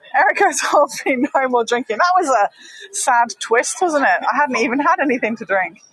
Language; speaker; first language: English; native; English